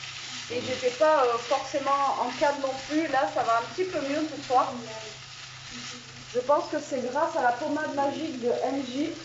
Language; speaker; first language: French; native; French